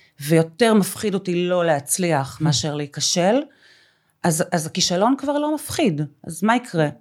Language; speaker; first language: Hebrew; native; Hebrew